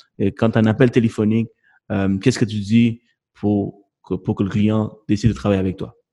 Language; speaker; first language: French; native; French